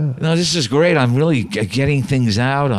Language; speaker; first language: English; native; English